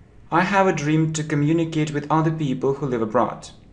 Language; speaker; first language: English; non-native, fluent; Russian